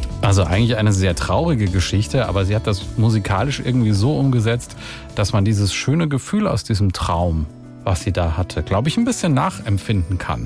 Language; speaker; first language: German; native; German